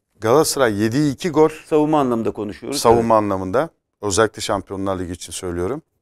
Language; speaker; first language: Turkish; native; Turkish